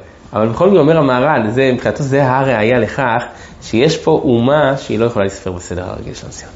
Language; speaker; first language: Hebrew; native; Hebrew